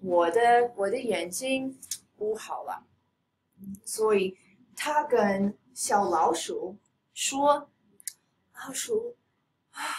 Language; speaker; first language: Chinese; non-native, fluent; English